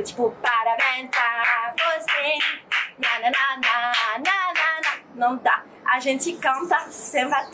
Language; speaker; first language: Portuguese; non-native, fluent; French